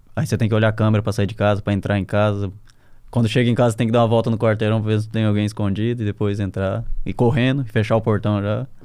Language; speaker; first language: Portuguese; native; Portuguese